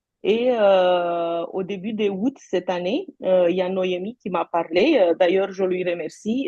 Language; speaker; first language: French; non-native, fluent; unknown